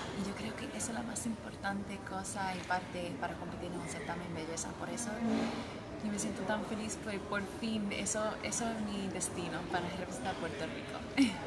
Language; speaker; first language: Spanish; early bilingual, heritage; English